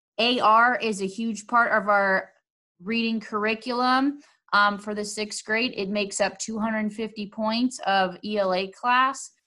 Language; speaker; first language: English; native; English